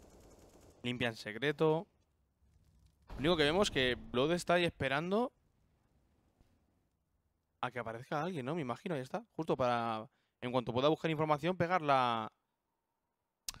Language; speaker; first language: Spanish; native; Spanish